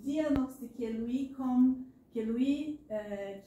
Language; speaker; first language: French; non-native, learner; Portuguese